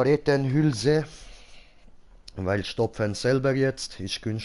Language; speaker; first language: German; native; German